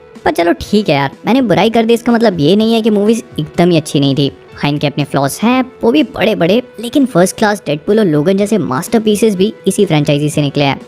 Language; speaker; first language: Hindi; native; Hindi